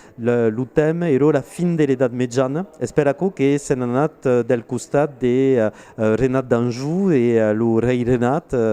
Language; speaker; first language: Occitan; non-native, local second language; French